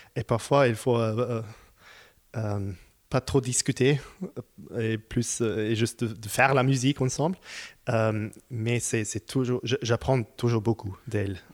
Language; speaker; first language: French; non-native, fluent; Hebrew